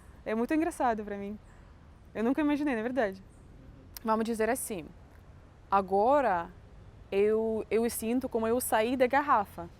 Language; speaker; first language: Portuguese; non-native, fluent; Russian